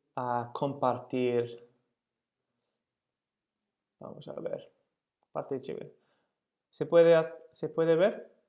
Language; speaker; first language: Spanish; non-native, fluent; English